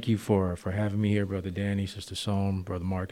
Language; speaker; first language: English; native; English